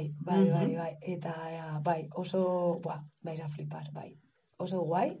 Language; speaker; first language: Basque; non-native, local second language; Spanish